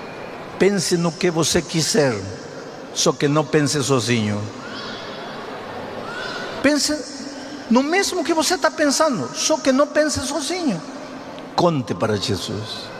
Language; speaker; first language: Portuguese; non-native, fluent; Spanish